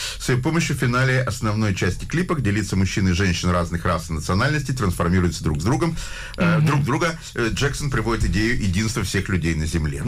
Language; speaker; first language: Russian; native; Russian